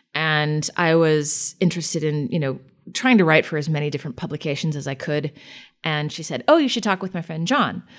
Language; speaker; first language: English; native; English